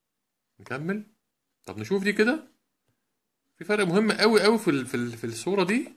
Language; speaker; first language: Arabic; native; Arabic